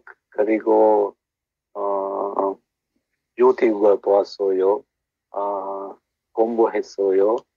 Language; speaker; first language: Korean; non-native, learner; Sinhala